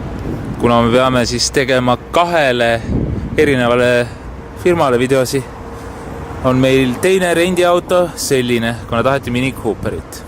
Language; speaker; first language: Estonian; native; Estonian